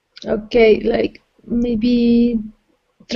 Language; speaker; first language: English; non-native, fluent; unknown